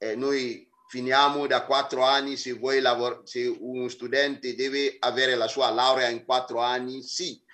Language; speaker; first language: Italian; non-native, fluent; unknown